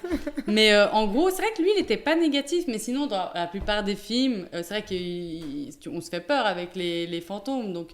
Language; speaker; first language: French; native; French